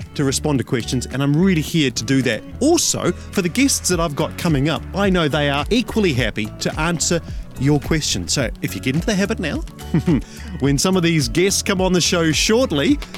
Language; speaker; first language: English; native; English